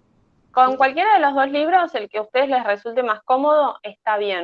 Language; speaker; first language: Spanish; native; Spanish